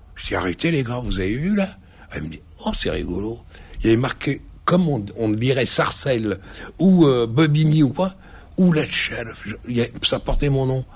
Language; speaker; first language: French; early bilingual, other home language; Arabic